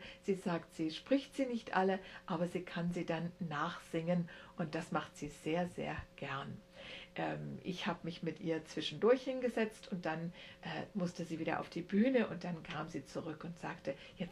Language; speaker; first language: German; native; German